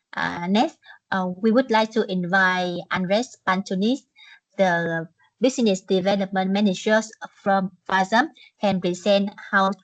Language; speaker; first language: English; non-native, learner; Vietnamese